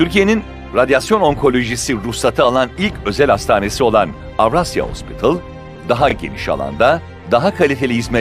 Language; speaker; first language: Turkish; native; Turkish